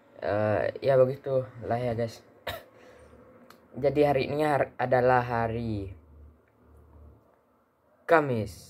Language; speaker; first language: Indonesian; early bilingual, heritage; Indonesian